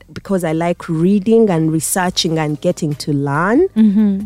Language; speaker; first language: English; non-native, local second language; Ganda